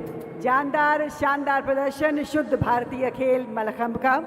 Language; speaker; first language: Hindi; native; Hindi